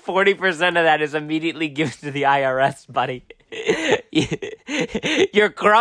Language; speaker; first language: English; native; English